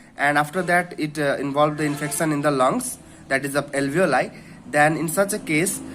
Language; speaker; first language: English; non-native, local second language; Nepali